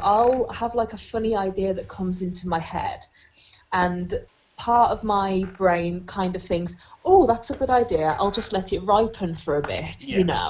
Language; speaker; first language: English; native; English